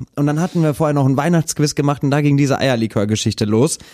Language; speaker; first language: German; native; German